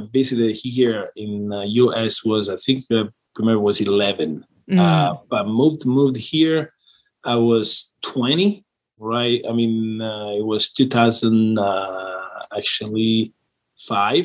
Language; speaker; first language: English; non-native, fluent; Italian